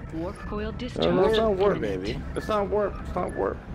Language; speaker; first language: English; native; English